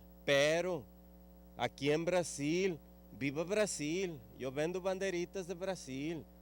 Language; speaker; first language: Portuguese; non-native, learner; Spanish